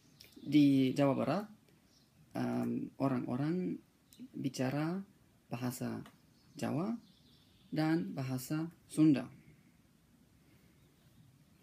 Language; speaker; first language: Indonesian; non-native, learner; German